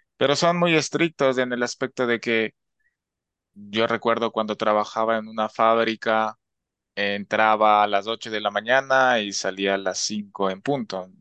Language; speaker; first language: Spanish; native; Spanish